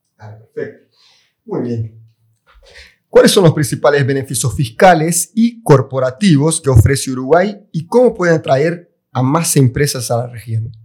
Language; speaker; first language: Spanish; non-native, fluent; Portuguese